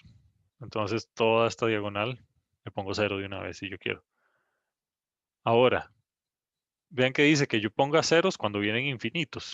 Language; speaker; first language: Spanish; native; Spanish